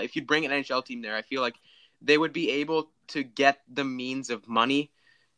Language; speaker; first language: English; native; English